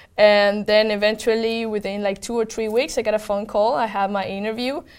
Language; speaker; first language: English; non-native, fluent; Spanish